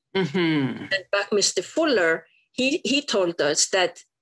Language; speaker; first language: English; non-native, fluent; Icelandic